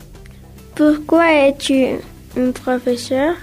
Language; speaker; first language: French; non-native, learner; Spanish